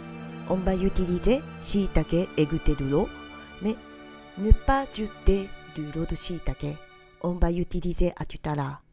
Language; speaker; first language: French; non-native, learner; Japanese